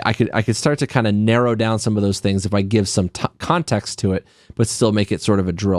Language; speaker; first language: English; native; English